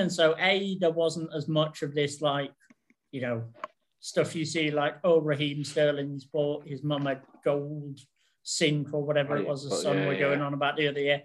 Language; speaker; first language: English; native; English